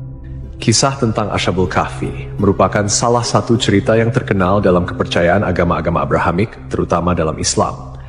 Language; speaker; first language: Indonesian; native; Indonesian